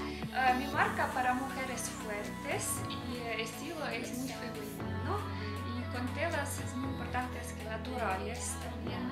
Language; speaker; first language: Spanish; non-native, learner; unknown